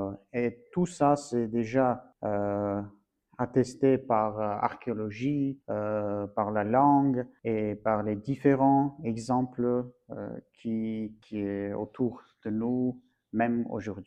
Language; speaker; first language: French; non-native, fluent; Armenian